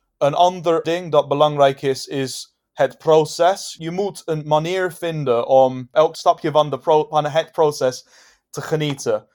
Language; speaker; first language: Dutch; non-native, fluent; English